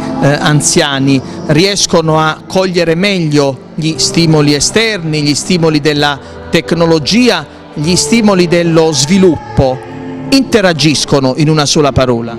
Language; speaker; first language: Italian; native; Italian